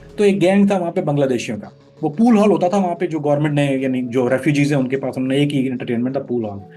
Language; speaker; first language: Urdu; native; Urdu